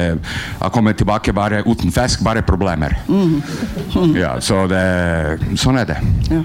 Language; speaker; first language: Norwegian; non-native, learner; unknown